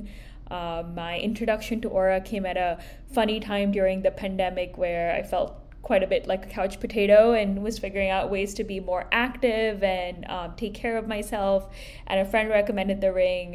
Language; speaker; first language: English; non-native, local second language; Hindi